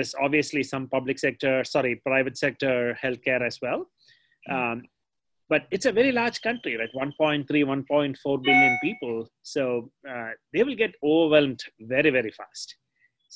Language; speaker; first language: English; non-native, local second language; Malayalam